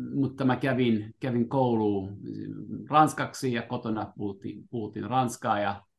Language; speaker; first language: Finnish; non-native, fluent; French